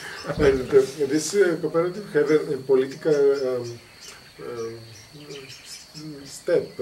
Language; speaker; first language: English; non-native, learner; Greek